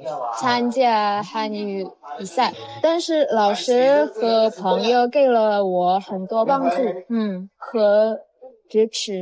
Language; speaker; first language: Chinese; non-native, learner; Indonesian